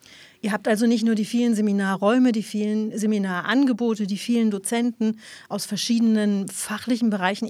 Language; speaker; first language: German; native; German